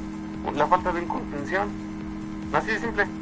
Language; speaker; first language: Spanish; native; Spanish